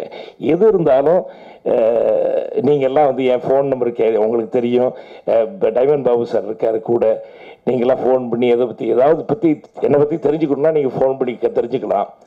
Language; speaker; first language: Tamil; native; Tamil